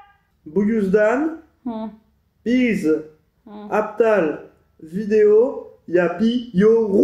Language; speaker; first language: Turkish; non-native, learner; French